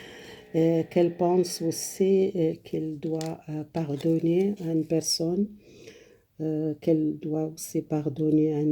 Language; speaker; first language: French; non-native, learner; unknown